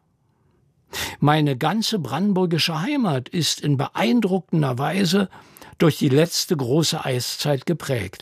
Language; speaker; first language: German; native; German